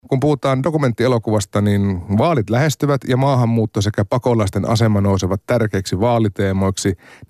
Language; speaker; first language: Finnish; native; Finnish